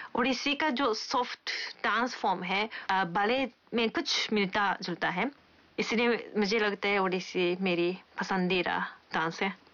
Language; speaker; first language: Hindi; non-native, fluent; Japanese